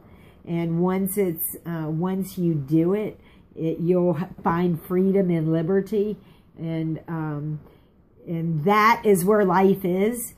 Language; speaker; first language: English; native; English